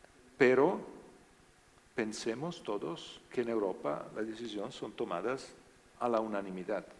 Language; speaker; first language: Spanish; non-native, learner; Italian